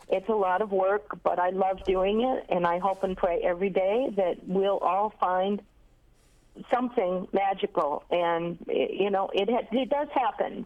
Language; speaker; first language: English; native; English